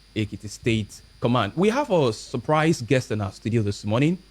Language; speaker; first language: English; non-native, local second language; Yoruba